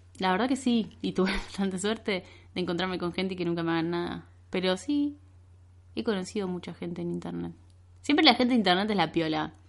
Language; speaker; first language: Spanish; native; Spanish